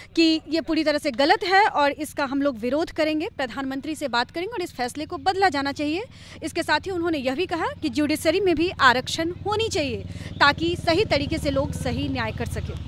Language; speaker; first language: Hindi; native; Hindi